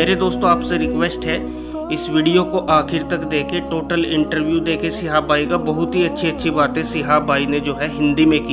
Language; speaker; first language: Hindi; native; Hindi